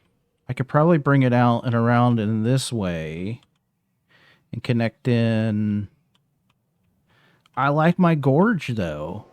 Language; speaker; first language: English; native; English